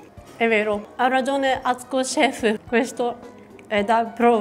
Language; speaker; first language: Italian; non-native, fluent; Japanese